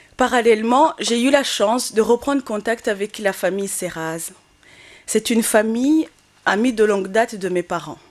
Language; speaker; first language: French; non-native, local second language; Kinyarwanda